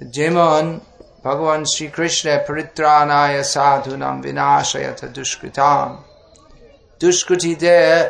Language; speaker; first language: Bangla; non-native, fluent; English